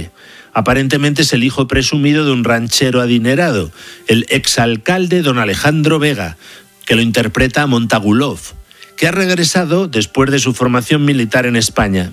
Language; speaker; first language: Spanish; native; Spanish